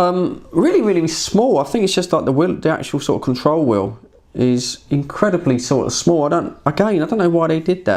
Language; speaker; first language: English; native; English